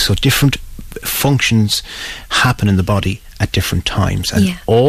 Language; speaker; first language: English; native; English